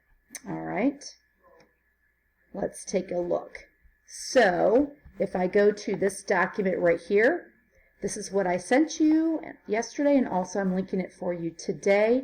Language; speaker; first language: English; native; English